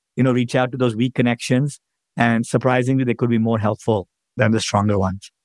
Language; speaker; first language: English; non-native, local second language; Hindi